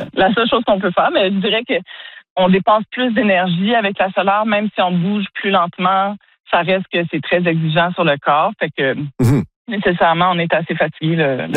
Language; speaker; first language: French; native; French